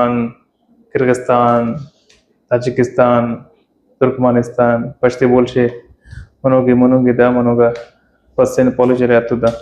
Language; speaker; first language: Russian; non-native, fluent; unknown